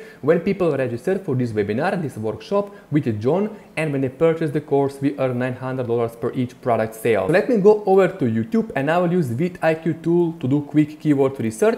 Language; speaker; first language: English; non-native, fluent; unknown